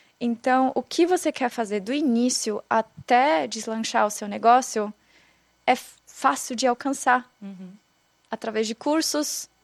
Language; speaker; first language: Portuguese; non-native, fluent; German